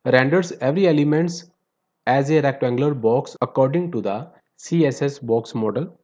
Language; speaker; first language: English; non-native, local second language; Punjabi